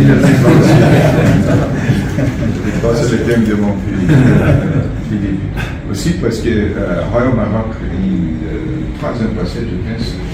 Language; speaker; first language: French; non-native, learner; Portuguese